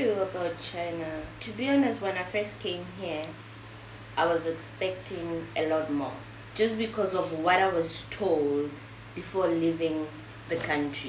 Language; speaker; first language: English; non-native, local second language; Southern Sotho